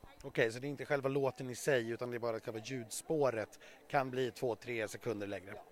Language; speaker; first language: Swedish; native; Swedish